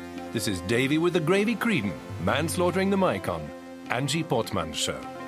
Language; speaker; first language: English; native; English